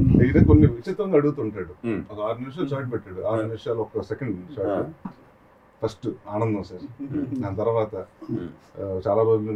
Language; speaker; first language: Telugu; native; Telugu